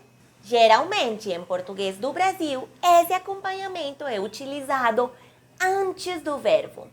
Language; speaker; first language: Portuguese; non-native, fluent; Spanish